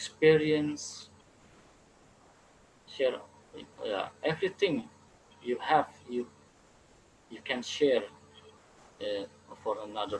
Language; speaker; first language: English; non-native, fluent; Indonesian